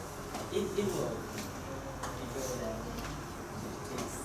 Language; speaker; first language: English; non-native, learner; Chinese